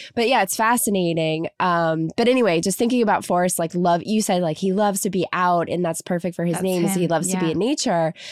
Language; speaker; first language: English; native; English